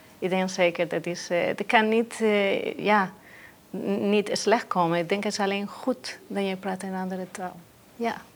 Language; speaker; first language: Dutch; non-native, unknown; Spanish